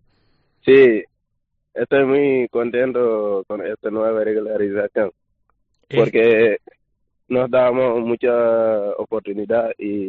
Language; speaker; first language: Spanish; non-native, learner; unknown